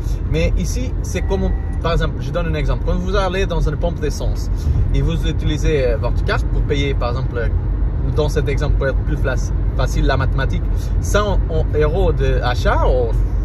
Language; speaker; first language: French; non-native, learner; Portuguese